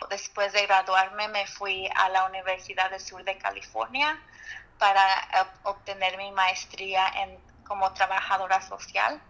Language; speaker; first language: Spanish; early bilingual, heritage; Spanish